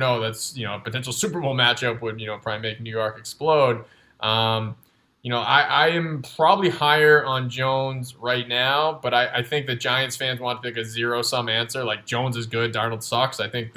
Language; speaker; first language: English; native; English